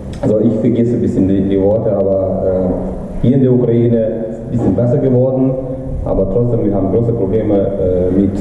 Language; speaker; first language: German; non-native, learner; Ukrainian